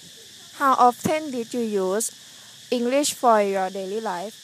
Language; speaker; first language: English; non-native, learner; Thai